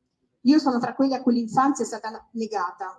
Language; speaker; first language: Italian; native; Italian